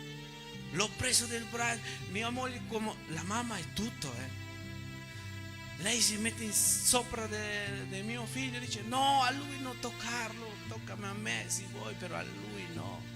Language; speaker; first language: Italian; non-native, fluent; Spanish